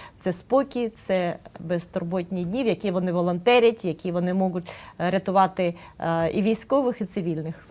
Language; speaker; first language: Ukrainian; native; Ukrainian